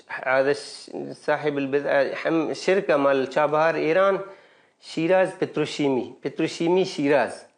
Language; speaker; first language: Arabic; non-native, learner; Baluchi